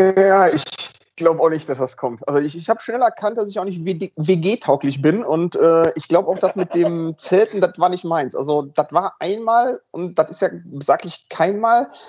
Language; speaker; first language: German; native; German